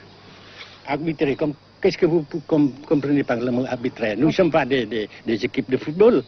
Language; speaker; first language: French; non-native, fluent; Vietnamese